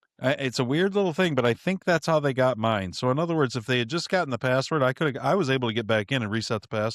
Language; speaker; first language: English; native; English